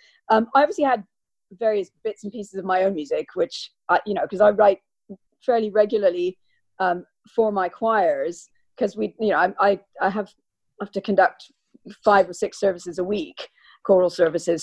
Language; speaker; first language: English; native; English